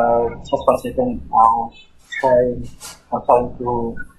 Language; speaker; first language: English; non-native, learner; Vietnamese